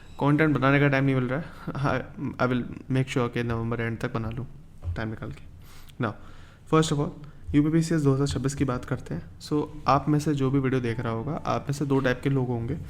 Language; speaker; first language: Hindi; native; Hindi